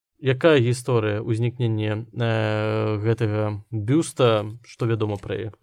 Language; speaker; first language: Belarusian; non-native, local second language; Russian